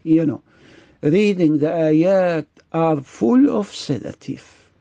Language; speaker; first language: English; non-native, fluent; Arabic